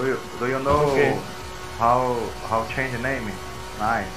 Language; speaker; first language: English; non-native, learner; Portuguese